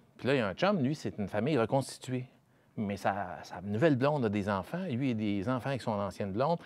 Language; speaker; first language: French; native; French